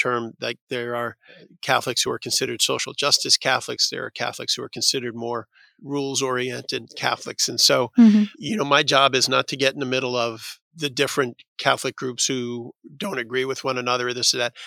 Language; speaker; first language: English; native; English